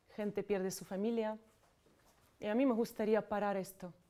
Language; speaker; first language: Spanish; non-native, fluent; Ukrainian